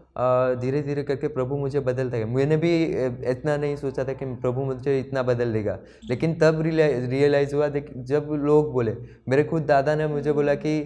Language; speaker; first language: Hindi; non-native, local second language; Gujarati